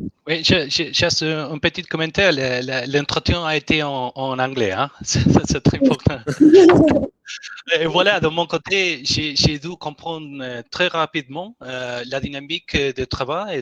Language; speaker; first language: French; non-native, learner; Spanish